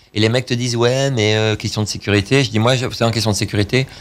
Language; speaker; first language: French; native; French